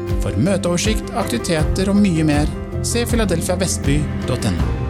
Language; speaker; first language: Norwegian; native; Norwegian